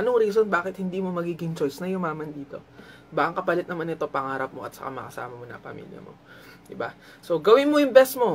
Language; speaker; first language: Filipino; native; Filipino